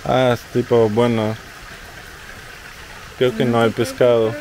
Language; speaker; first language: Spanish; non-native, fluent; Russian